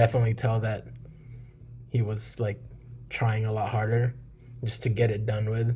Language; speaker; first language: English; early bilingual, other home language; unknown